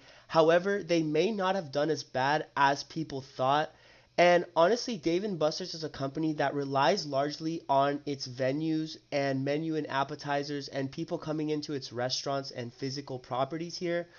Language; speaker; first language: English; native; English